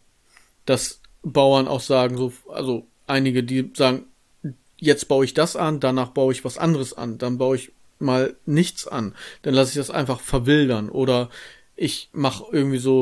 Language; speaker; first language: German; native; German